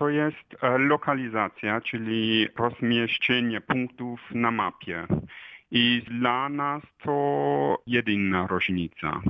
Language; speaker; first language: Polish; non-native, fluent; German